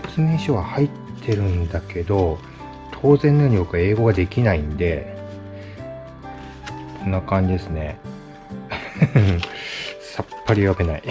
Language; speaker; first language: Japanese; native; Japanese